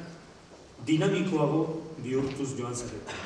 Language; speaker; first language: Basque; native; Basque